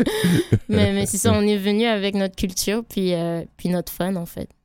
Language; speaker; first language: French; native; French